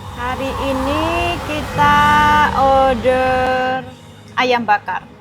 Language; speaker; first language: Indonesian; native; Indonesian